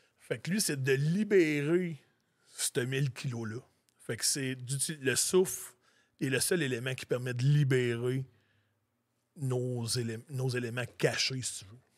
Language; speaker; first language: French; native; French